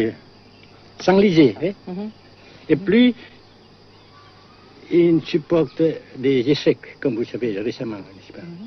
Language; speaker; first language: French; non-native, fluent; Vietnamese